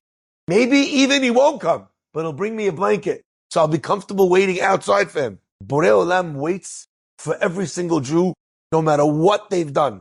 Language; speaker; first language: English; native; English